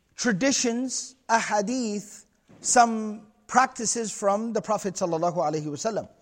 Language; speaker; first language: English; native; English